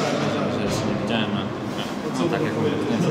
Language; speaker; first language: Polish; native; Polish